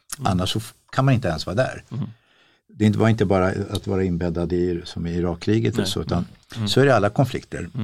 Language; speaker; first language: Swedish; native; Swedish